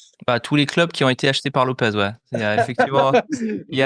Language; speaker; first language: French; native; French